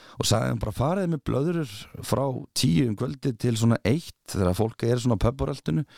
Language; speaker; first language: Icelandic; native; Icelandic